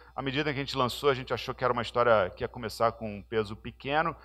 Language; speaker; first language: Portuguese; native; Portuguese